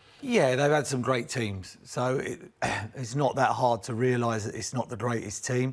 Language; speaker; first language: English; native; English